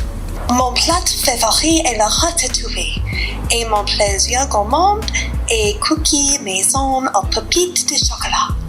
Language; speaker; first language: French; non-native, learner; English